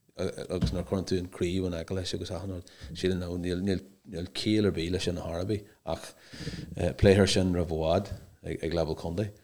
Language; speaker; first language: Irish; non-native, local second language; English